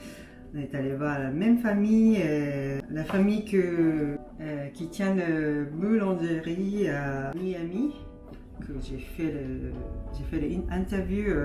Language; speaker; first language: French; non-native, fluent; Japanese